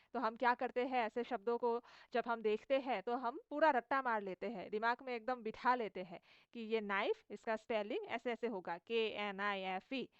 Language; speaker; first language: Hindi; non-native, local second language; Assamese